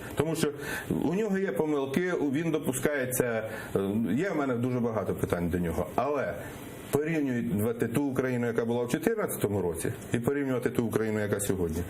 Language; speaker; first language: Ukrainian; non-native, local second language; Russian